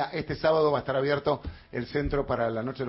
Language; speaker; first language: Spanish; native; Spanish